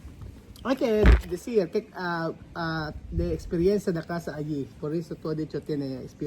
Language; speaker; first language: Spanish; non-native, learner; Filipino